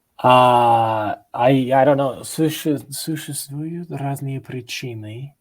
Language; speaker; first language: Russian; non-native, learner; English